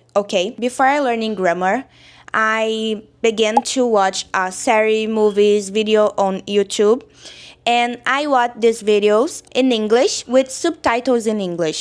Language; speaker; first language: English; non-native, learner; Portuguese